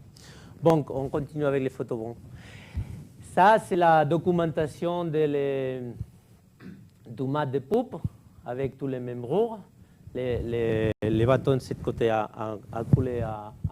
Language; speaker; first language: French; non-native, fluent; Catalan